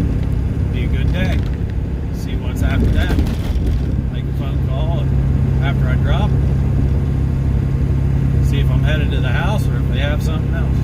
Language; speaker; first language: English; native; English